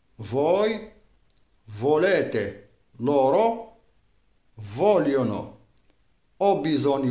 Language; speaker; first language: Italian; non-native, fluent; Arabic